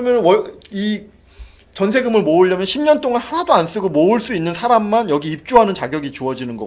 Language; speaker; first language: Korean; native; Korean